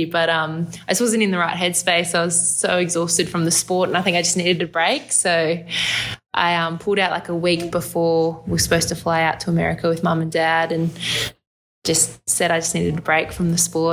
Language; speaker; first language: English; native; English